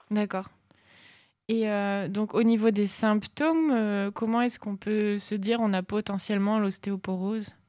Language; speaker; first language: French; native; French